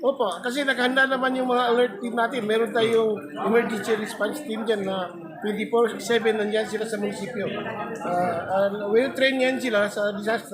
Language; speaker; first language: Filipino; non-native, local second language; Maguindanaon